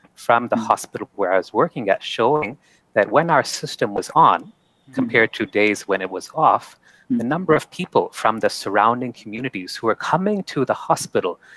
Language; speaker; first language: English; native; English